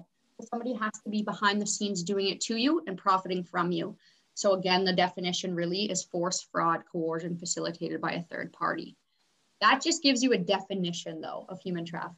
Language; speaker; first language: English; native; English